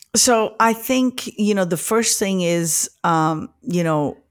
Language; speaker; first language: English; early bilingual, other home language; French